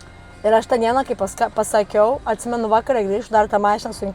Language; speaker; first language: Lithuanian; native; Lithuanian